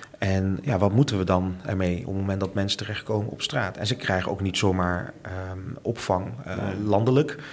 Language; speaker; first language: Dutch; early bilingual, other home language; Lingala